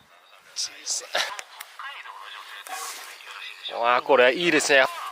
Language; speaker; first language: Japanese; non-native, learner; Vietnamese